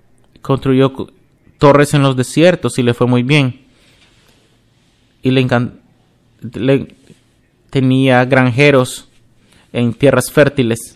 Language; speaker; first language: Spanish; non-native, fluent; English